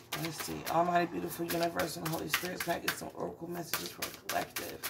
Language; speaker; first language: English; native; English